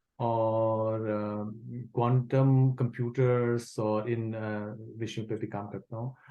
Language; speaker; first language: Hindi; non-native, local second language; Kashmiri